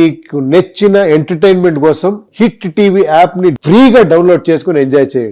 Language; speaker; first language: Telugu; native; Telugu